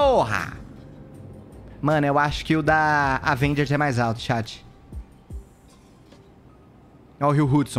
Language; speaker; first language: Portuguese; native; Portuguese